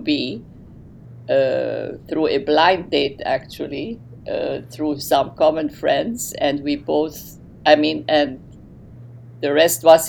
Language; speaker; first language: English; non-native, fluent; Arabic